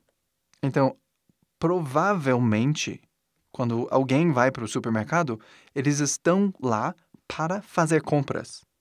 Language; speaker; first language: Portuguese; non-native, fluent; English